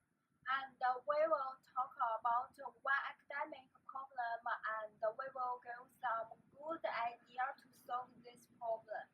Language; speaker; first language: English; non-native, learner; Chinese